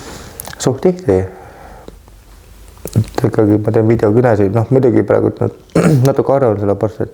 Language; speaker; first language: Estonian; native; Estonian